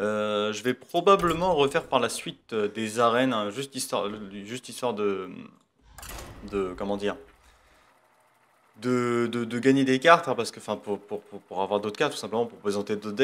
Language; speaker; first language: French; native; French